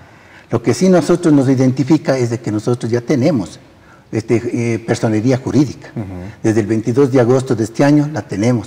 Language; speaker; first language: Spanish; native; Spanish